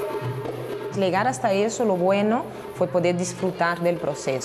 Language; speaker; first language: Spanish; non-native, fluent; Portuguese